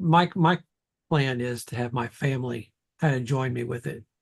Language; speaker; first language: English; native; English